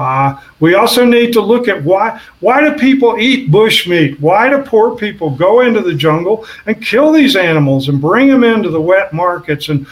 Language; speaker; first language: English; native; English